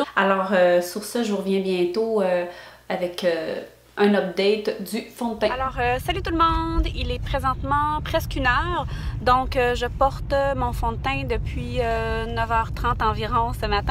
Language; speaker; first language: French; native; French